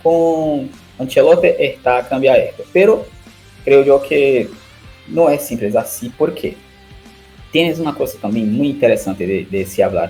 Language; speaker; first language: Spanish; non-native, learner; Portuguese